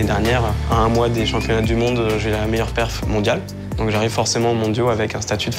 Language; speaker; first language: French; native; French